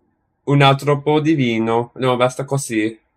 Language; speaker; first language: Italian; non-native, learner; English